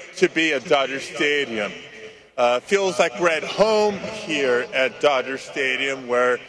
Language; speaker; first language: English; early bilingual, other home language; Spanish